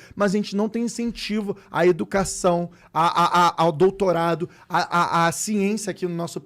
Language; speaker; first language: Portuguese; native; Portuguese